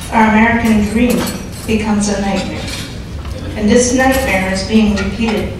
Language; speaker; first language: English; native; English